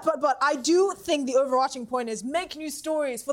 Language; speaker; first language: English; non-native, local second language; Akan